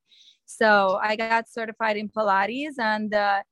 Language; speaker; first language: English; non-native, fluent; Romanian